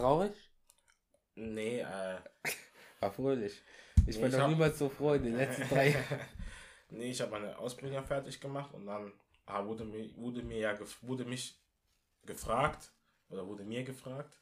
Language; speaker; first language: German; non-native, local second language; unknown